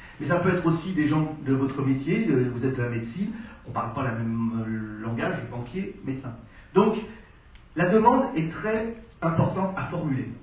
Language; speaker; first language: French; native; French